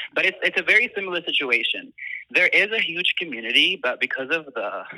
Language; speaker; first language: English; non-native, fluent; Arabic